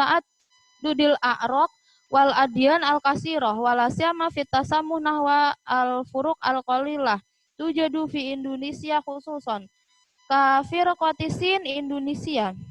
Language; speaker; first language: Arabic; non-native, learner; Indonesian